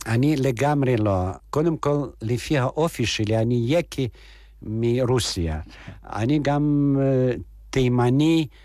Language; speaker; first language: Hebrew; non-native, fluent; Russian